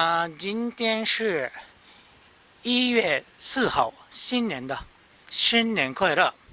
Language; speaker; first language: Chinese; non-native, learner; Japanese